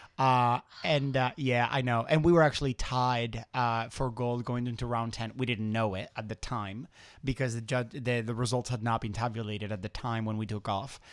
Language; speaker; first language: English; non-native, fluent; Spanish